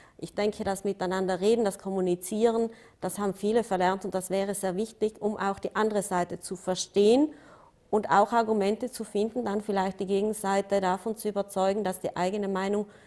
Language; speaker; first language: German; native; German